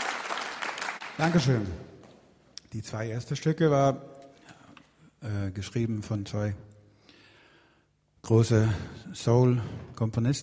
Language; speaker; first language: German; non-native, learner; Swedish